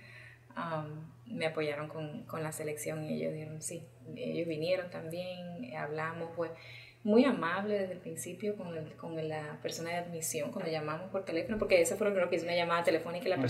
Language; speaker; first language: Spanish; early bilingual, heritage; Spanish